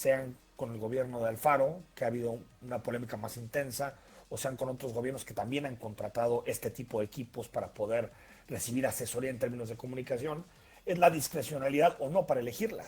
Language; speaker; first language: Spanish; native; Spanish